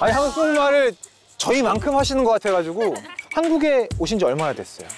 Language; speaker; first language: Korean; native; Korean